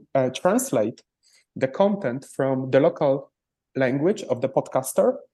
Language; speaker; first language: English; non-native, fluent; Polish